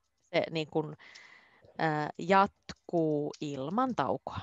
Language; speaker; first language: Finnish; native; Finnish